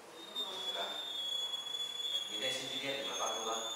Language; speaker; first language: Chinese; non-native, fluent; Vietnamese